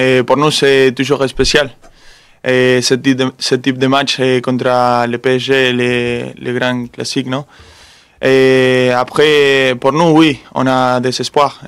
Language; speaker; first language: French; non-native, fluent; Spanish